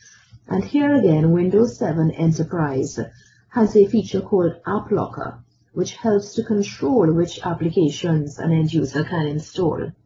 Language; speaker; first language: English; native; English